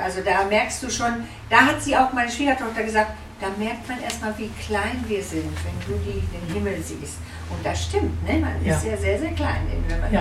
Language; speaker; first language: German; native; German